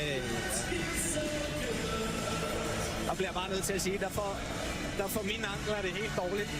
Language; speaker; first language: Danish; native; Danish